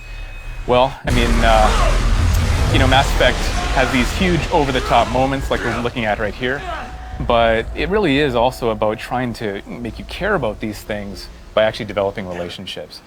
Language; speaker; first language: English; native; English